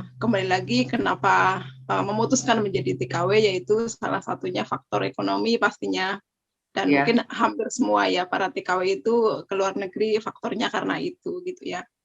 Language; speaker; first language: Indonesian; native; Indonesian